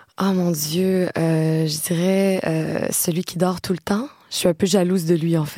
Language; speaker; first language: French; native; French